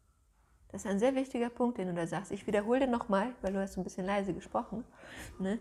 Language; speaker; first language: German; native; German